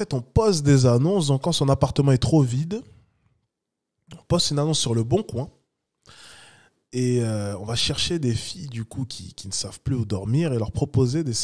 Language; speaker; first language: French; native; French